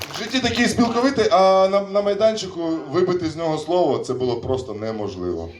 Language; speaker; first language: Ukrainian; non-native, local second language; Russian